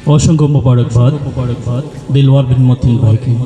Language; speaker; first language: Bangla; native; Bangla